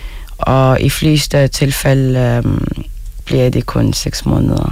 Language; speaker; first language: Danish; non-native, fluent; Arabic